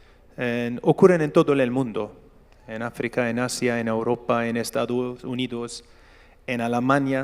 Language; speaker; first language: Spanish; non-native, learner; Turkish